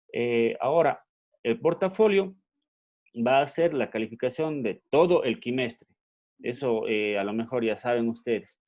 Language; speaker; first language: Spanish; native; Spanish